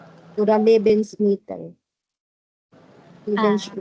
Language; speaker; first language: German; non-native, learner; Filipino